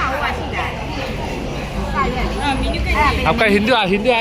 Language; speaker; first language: Hindi; non-native, local second language; Telugu